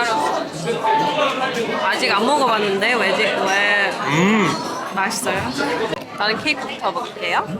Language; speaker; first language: Korean; non-native, learner; English